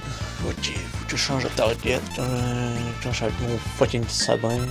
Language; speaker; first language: French; native; French